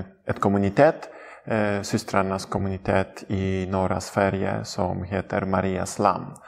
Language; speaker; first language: Swedish; non-native, fluent; Polish